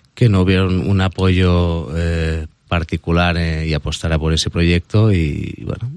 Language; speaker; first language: Spanish; native; Spanish